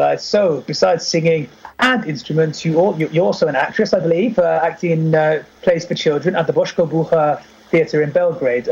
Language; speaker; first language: English; non-native, local second language; Irish